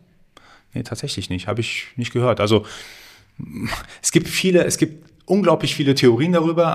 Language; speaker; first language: German; early bilingual, other home language; Persian